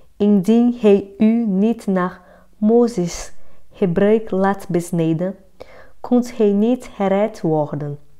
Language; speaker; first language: Dutch; non-native, fluent; Portuguese